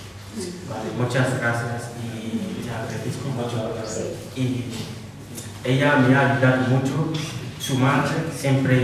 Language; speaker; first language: Spanish; non-native, fluent; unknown